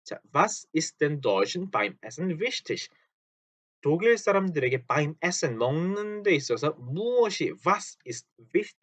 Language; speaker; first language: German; non-native, fluent; Korean